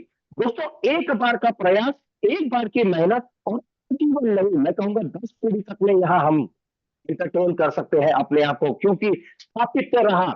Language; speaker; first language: Hindi; native; Hindi